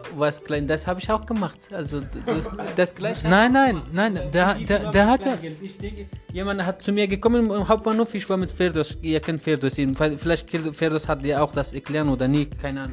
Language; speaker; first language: German; non-native, learner; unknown